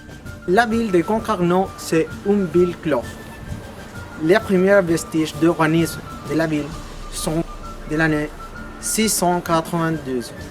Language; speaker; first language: French; non-native, learner; Spanish